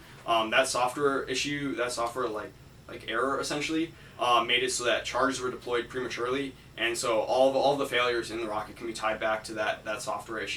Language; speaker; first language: English; native; English